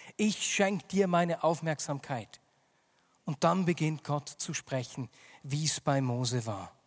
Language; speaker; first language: German; native; German